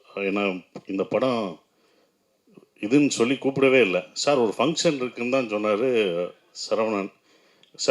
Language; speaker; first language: Tamil; native; Tamil